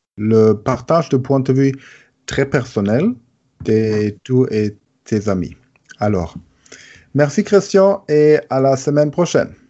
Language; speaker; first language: French; non-native, learner; German